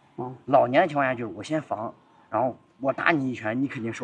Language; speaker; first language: Chinese; native; Chinese